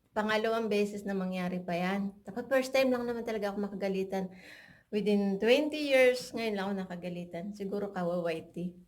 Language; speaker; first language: Filipino; native; Filipino